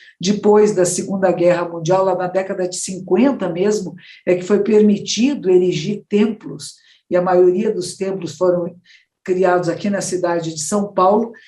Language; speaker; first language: Portuguese; native; Portuguese